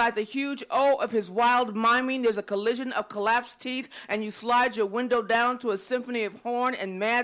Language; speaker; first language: English; native; English